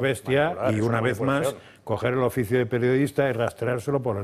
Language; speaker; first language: Spanish; native; Spanish